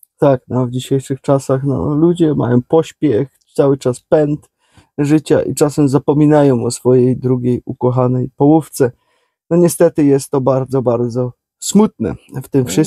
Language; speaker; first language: Polish; native; Polish